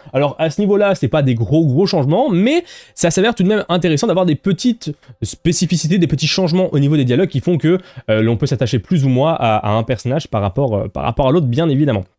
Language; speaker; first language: French; native; French